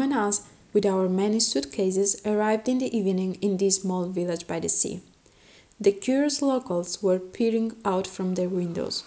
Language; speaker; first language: English; early bilingual, other home language; Spanish